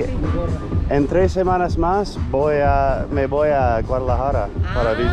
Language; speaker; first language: Spanish; non-native, learner; English